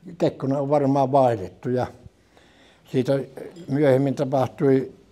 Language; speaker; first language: Finnish; native; Finnish